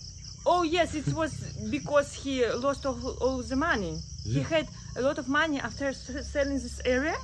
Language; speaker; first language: English; non-native, learner; Russian